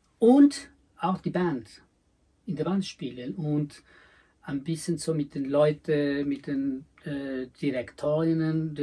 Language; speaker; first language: German; non-native, learner; Spanish